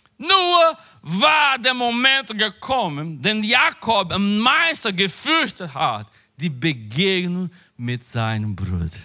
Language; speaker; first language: German; non-native, learner; Portuguese